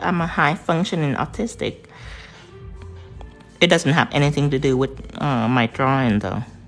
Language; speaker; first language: English; non-native, fluent; Vietnamese